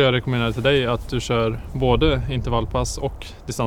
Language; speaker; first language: Swedish; native; Swedish